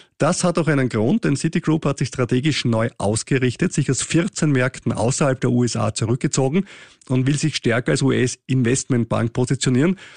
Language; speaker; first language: German; native; German